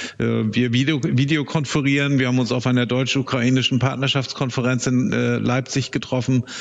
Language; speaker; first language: German; native; German